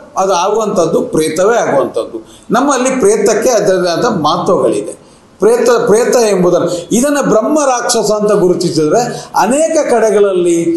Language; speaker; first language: Kannada; non-native, local second language; Tulu